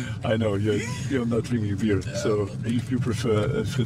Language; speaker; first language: English; non-native, fluent; German